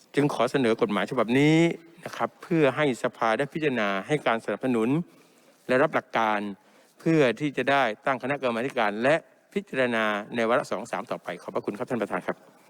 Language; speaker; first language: Thai; non-native, local second language; Pattani Malay